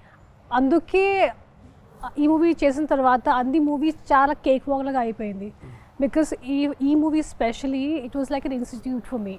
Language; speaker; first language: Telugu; non-native, fluent; Hindi